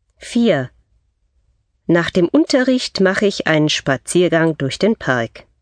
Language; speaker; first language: German; native; German